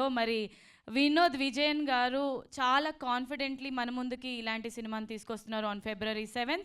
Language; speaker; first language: Telugu; native; Telugu